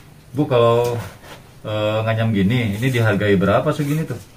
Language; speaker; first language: Indonesian; native; Indonesian